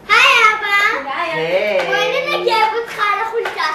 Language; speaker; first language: Hebrew; native; Hebrew